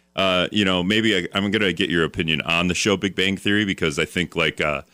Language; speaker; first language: English; native; English